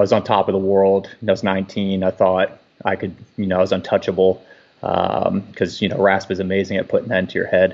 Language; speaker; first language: English; native; English